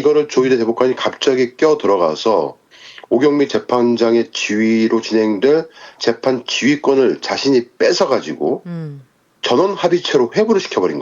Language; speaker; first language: Korean; native; Korean